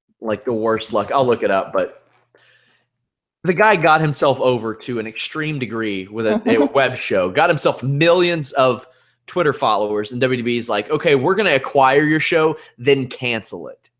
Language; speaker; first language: English; native; English